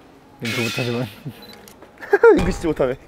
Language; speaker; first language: Korean; native; Korean